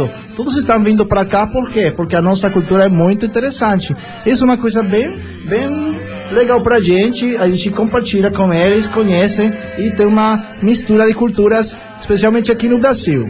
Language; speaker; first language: Portuguese; non-native, fluent; Spanish